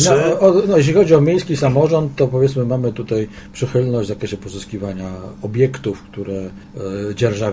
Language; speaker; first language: Polish; native; Polish